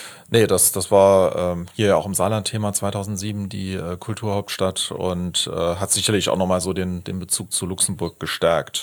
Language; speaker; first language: German; native; German